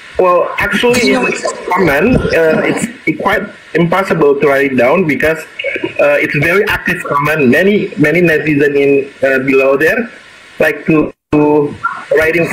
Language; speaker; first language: English; non-native, learner; Indonesian